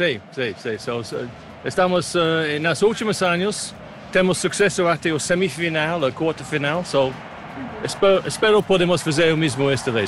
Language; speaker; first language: Portuguese; non-native, learner; English